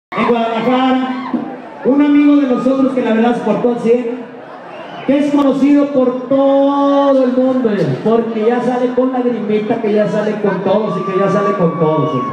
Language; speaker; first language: Spanish; native; Spanish